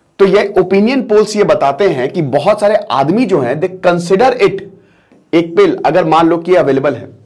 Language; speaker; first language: Hindi; native; Hindi